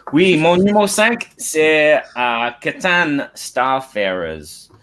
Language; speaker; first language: French; non-native, learner; English